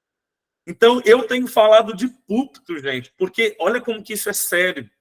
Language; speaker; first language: Portuguese; native; Portuguese